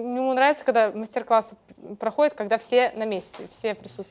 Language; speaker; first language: Russian; native; Russian